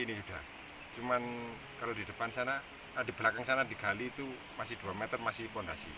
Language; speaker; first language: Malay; non-native, local second language; Javanese